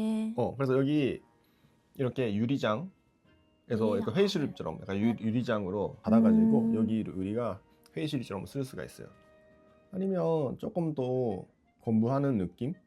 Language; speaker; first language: Korean; non-native, fluent; Japanese